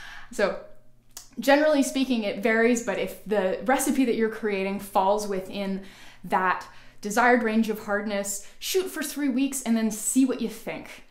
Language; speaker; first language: English; native; English